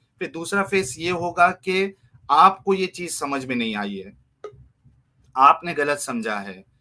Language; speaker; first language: Hindi; native; Hindi